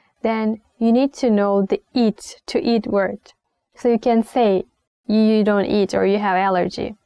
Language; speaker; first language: English; non-native, fluent; Turkish